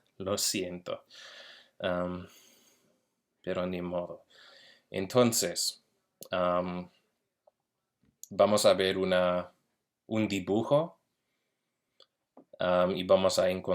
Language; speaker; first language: Spanish; early bilingual, heritage; Spanish